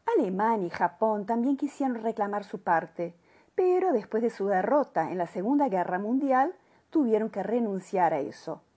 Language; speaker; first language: Spanish; non-native, fluent; Portuguese